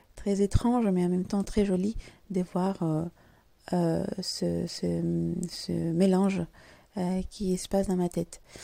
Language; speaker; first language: French; non-native, fluent; Greek